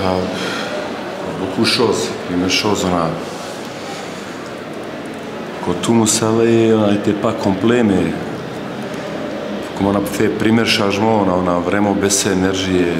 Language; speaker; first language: French; non-native, learner; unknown